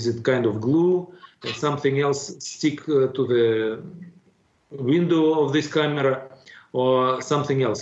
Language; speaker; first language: English; non-native, fluent; Russian